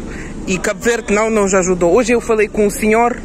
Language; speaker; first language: Portuguese; non-native, fluent; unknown